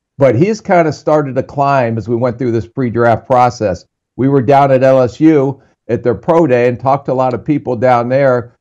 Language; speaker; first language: English; native; English